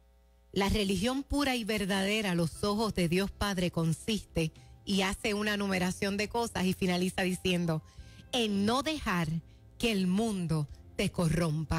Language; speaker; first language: Spanish; native; Spanish